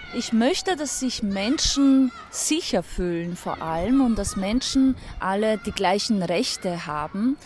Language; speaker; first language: German; early bilingual, other home language; Polish